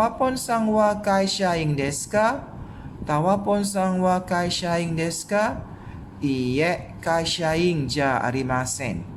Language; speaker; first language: Japanese; non-native, fluent; Malay